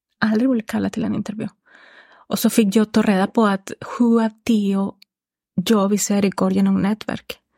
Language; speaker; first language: Swedish; non-native, fluent; Spanish